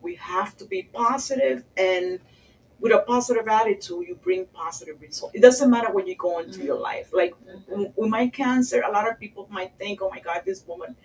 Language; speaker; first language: English; early bilingual, other home language; Spanish